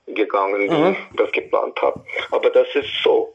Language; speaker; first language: German; non-native, fluent; English